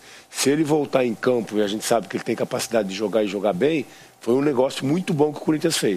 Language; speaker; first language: Portuguese; native; Portuguese